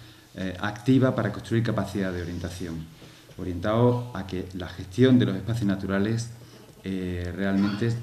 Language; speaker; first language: Spanish; native; Spanish